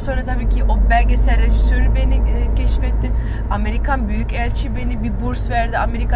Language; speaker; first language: Turkish; early bilingual, heritage; Turkish